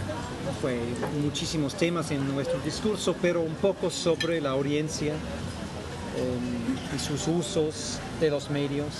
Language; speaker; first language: Spanish; non-native, fluent; English